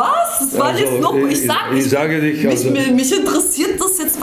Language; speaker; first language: German; early bilingual, other home language; Serbian